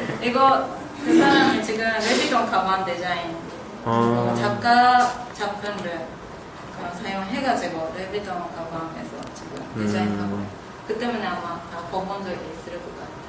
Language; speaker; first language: Korean; non-native, fluent; Japanese